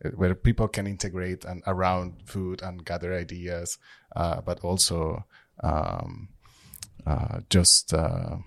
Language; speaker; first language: English; non-native, fluent; Spanish